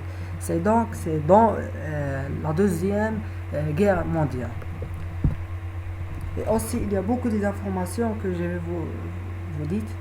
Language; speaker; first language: French; non-native, learner; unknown